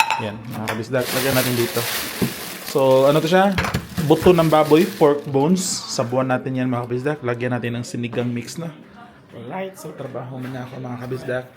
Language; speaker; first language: Filipino; non-native, local second language; Cebuano